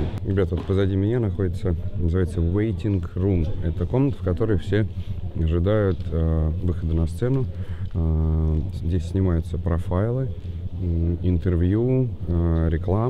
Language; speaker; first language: Russian; native; Russian